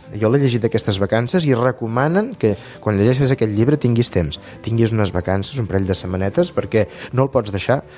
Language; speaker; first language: Catalan; native; Catalan